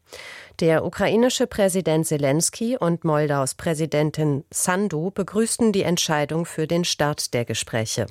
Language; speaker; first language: German; native; German